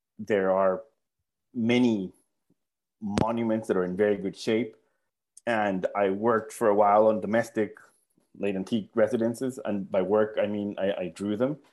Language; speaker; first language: English; non-native, fluent; Spanish